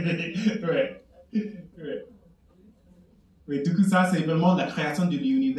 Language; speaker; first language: French; non-native, fluent; English